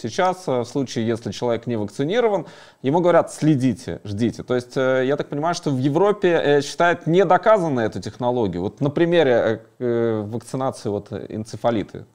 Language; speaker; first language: Russian; native; Russian